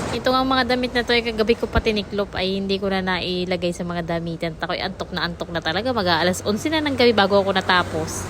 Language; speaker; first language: Filipino; non-native, local second language; Bikol